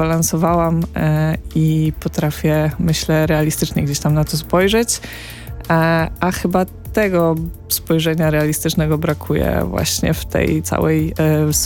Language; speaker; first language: Polish; native; Polish